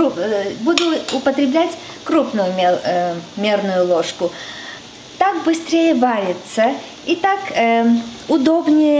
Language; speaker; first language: Russian; non-native, fluent; Armenian